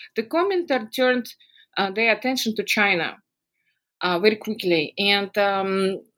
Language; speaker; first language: English; non-native, fluent; Russian